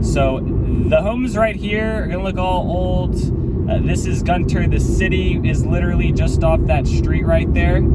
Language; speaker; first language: English; native; English